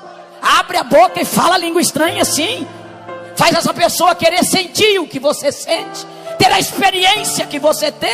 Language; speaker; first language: Portuguese; native; Portuguese